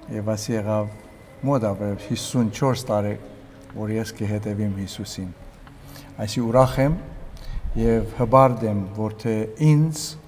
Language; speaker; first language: Armenian; early bilingual, heritage; Armenian